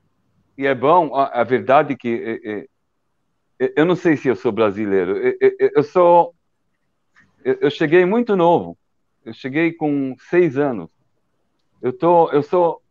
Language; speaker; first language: Portuguese; early bilingual, heritage; Portuguese